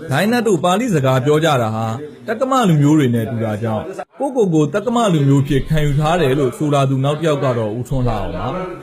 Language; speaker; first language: Burmese; native; Burmese